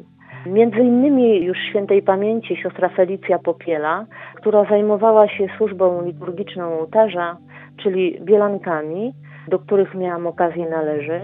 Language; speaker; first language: Polish; native; Polish